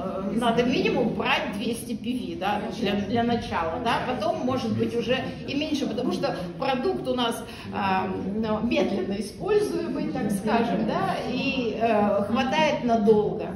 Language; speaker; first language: Russian; native; Russian